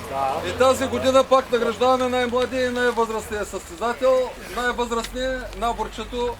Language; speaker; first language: Bulgarian; native; Bulgarian